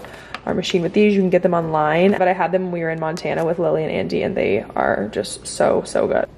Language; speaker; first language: English; native; English